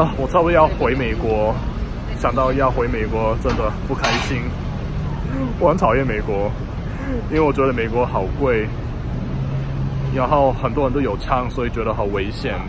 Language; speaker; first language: Chinese; non-native, learner; Cantonese